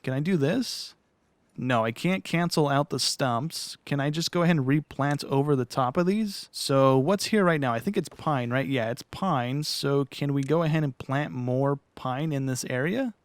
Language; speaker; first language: English; native; English